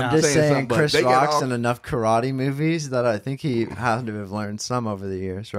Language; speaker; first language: English; native; English